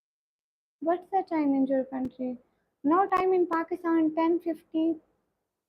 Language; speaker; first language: English; non-native, learner; Punjabi